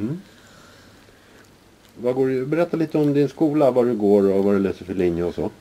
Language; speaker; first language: Swedish; native; Swedish